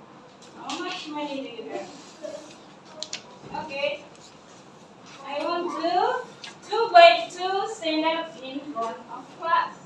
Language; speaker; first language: English; non-native, learner; Indonesian